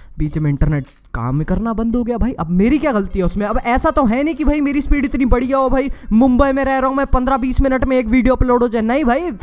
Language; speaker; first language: Hindi; native; Hindi